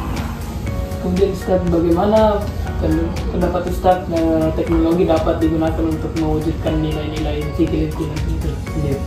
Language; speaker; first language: Indonesian; native; Indonesian